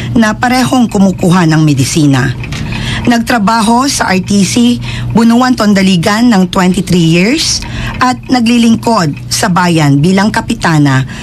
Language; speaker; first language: Filipino; non-native, local second language; Pangasinan